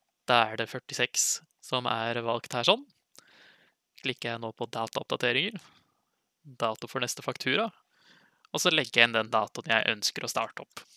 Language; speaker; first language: Norwegian; native; Norwegian